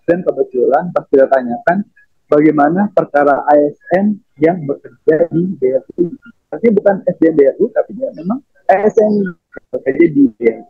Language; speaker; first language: Indonesian; native; Indonesian